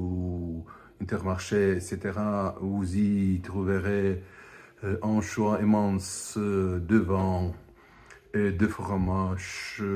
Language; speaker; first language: French; non-native, fluent; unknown